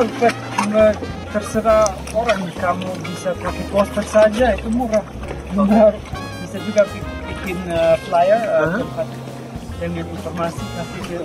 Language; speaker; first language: Indonesian; non-native, learner; German